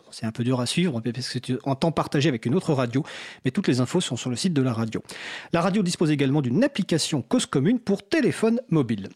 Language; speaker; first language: French; native; French